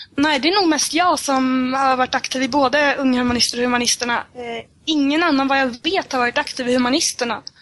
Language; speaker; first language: Swedish; native; Swedish